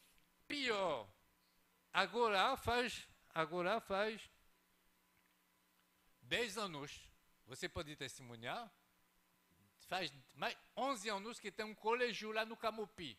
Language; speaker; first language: Portuguese; non-native, fluent; French